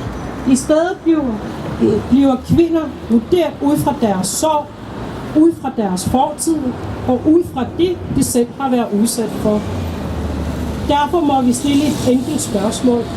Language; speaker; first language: Danish; non-native, local second language; Kalaallisut